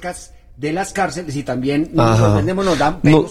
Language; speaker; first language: Spanish; native; Spanish